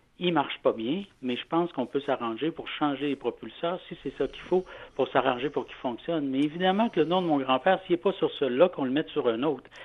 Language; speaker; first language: French; native; French